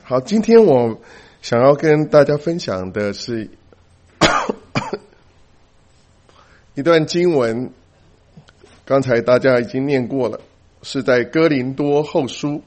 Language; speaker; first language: Chinese; native; Chinese